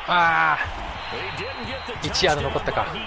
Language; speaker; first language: Japanese; native; Japanese